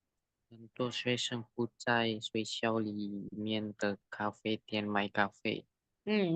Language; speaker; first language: Chinese; non-native, learner; Indonesian